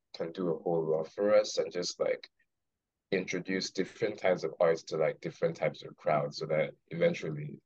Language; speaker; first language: English; non-native, local second language; Yoruba